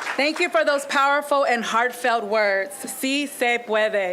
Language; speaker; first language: English; non-native, fluent; Spanish